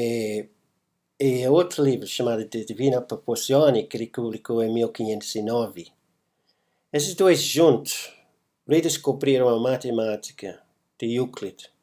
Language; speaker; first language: Portuguese; non-native, fluent; English